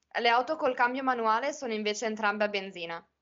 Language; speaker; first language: Italian; native; Italian